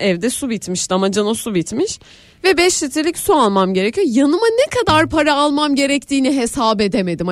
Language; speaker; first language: Turkish; native; Turkish